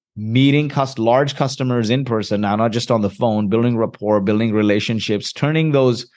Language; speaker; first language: English; early bilingual, heritage; Arabic